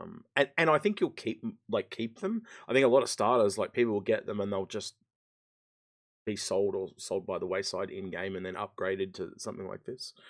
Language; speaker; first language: English; native; English